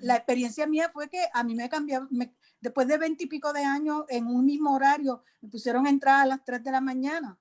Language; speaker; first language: Spanish; native; Spanish